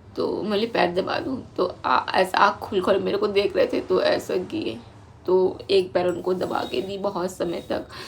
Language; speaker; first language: Hindi; non-native, local second language; Bangla